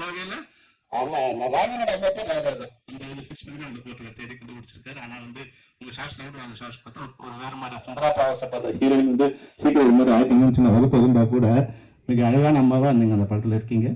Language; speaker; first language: Tamil; native; Tamil